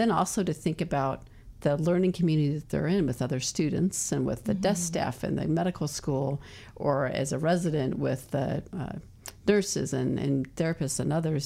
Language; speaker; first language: English; native; English